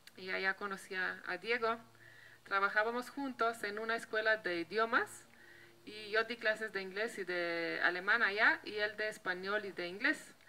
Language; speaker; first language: Spanish; non-native, fluent; Slovenian